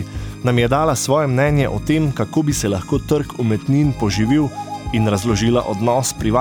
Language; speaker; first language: Slovenian; native; Slovenian